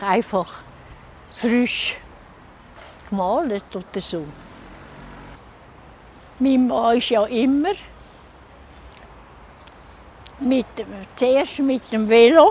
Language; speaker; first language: German; native; German